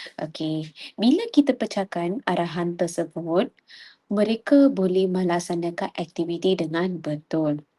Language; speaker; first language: Malay; non-native, local second language; Tamil